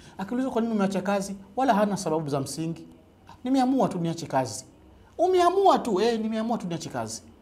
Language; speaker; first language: Swahili; native; Swahili